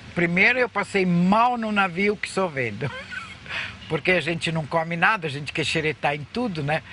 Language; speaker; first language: Portuguese; non-native, fluent; Russian